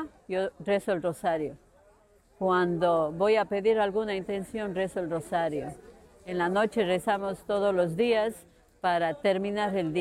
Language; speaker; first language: Spanish; native; Spanish